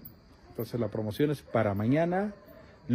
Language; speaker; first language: Spanish; native; Spanish